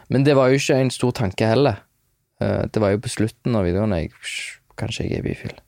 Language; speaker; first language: Norwegian; native; Norwegian